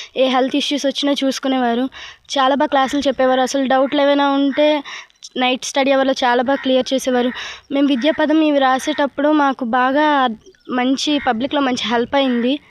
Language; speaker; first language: Telugu; native; Telugu